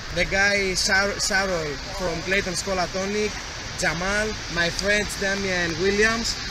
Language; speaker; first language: English; non-native, learner; Greek